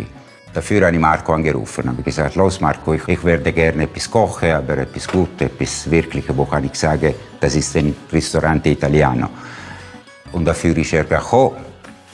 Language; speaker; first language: German; non-native, fluent; Italian